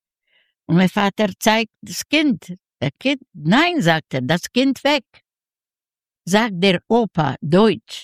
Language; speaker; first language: German; non-native, learner; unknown